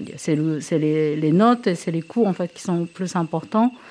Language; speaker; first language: French; non-native, fluent; Japanese